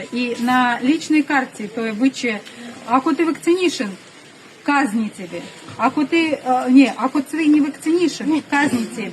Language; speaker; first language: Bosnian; non-native, learner; Russian